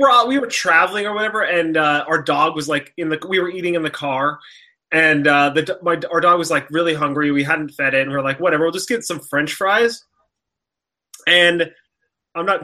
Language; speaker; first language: English; native; English